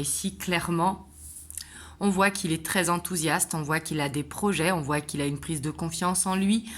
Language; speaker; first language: French; native; French